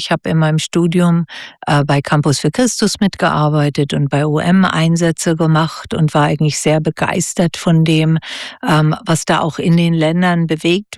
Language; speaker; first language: German; native; German